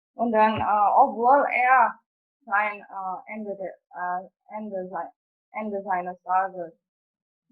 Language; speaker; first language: German; non-native, fluent; Indonesian